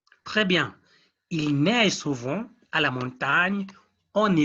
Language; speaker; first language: French; non-native, fluent; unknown